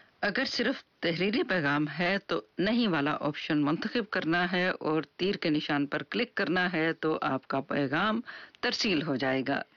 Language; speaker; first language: Urdu; native; Urdu